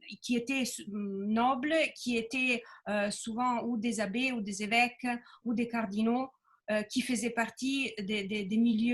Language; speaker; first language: French; non-native, fluent; Italian